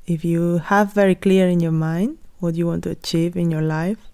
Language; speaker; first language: English; non-native, fluent; Spanish